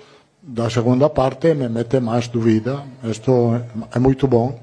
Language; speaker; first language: Portuguese; non-native, learner; Italian